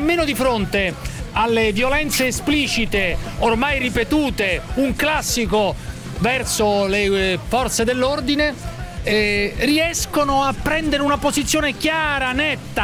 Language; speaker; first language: Italian; native; Italian